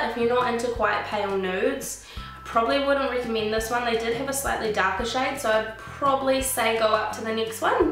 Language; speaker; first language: English; native; English